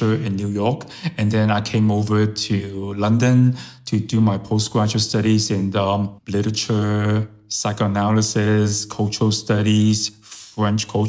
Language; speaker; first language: English; early bilingual, other home language; Chinese